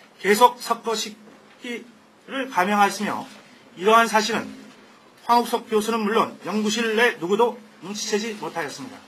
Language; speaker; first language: Korean; native; Korean